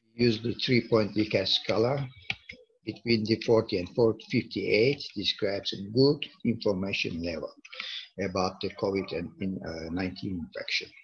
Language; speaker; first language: English; non-native, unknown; Turkish